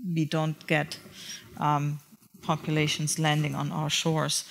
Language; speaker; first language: English; non-native, fluent; German